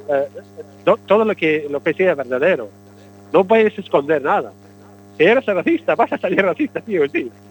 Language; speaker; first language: Spanish; non-native, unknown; Arabic